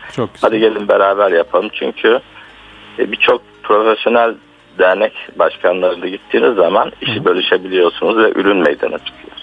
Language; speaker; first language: Turkish; native; Turkish